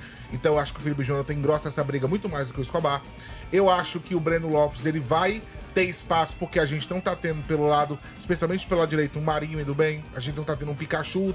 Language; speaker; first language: Portuguese; native; Portuguese